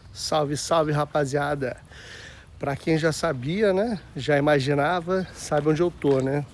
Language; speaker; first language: Portuguese; native; Portuguese